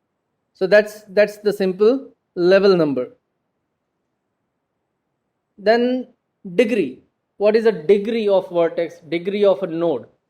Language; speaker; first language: English; non-native, local second language; Gujarati